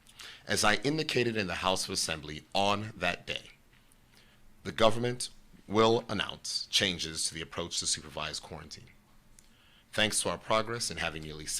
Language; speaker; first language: English; native; English